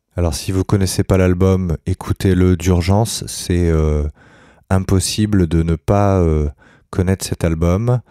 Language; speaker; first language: French; native; French